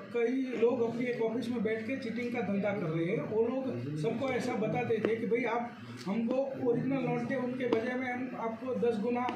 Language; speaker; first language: Hindi; non-native, local second language; Gujarati